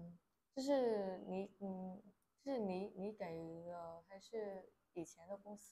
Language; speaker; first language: Chinese; non-native, learner; Vietnamese